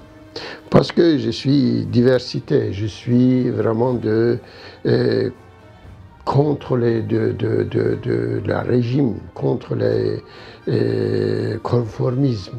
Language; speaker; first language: French; non-native, learner; Turkish